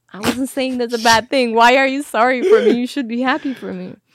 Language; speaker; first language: English; non-native, fluent; Armenian